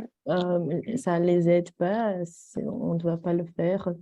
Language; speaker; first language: French; non-native, fluent; Portuguese